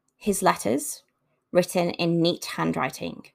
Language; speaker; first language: English; native; English